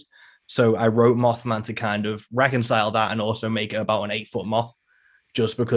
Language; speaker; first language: English; native; English